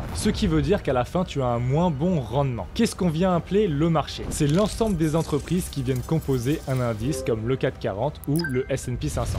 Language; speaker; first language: French; native; French